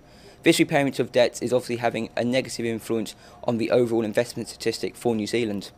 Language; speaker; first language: English; native; English